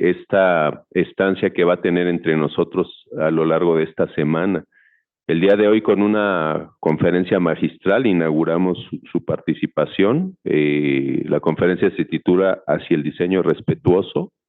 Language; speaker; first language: Spanish; native; Spanish